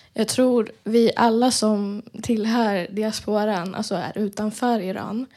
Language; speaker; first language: Swedish; early bilingual, other home language; Persian